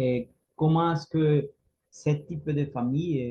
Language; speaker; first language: French; non-native, fluent; Spanish